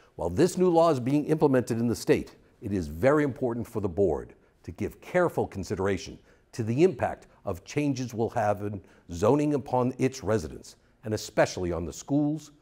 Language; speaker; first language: English; native; English